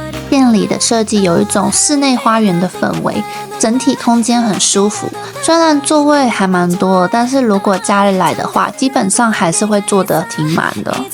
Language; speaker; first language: Chinese; native; Chinese